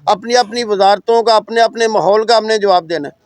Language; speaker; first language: Urdu; non-native, local second language; Punjabi